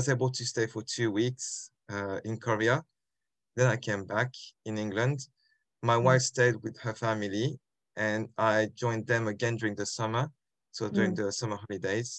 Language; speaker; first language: English; non-native, fluent; French